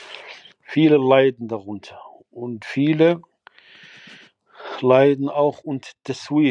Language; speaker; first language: German; non-native, fluent; Arabic